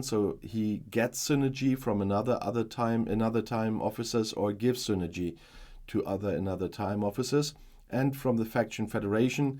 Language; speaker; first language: English; non-native, fluent; German